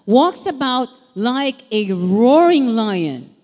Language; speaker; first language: English; non-native, local second language; Filipino